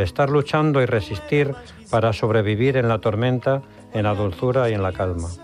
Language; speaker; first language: Spanish; native; Spanish